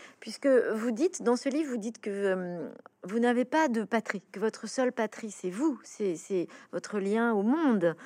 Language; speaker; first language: French; native; French